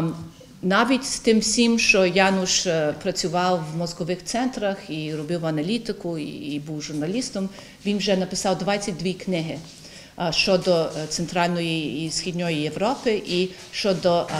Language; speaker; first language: Ukrainian; early bilingual, heritage; Ukrainian